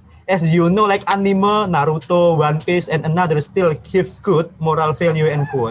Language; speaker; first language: English; non-native, learner; Indonesian